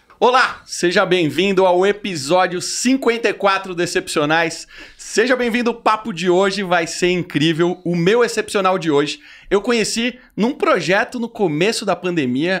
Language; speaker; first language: Portuguese; native; Portuguese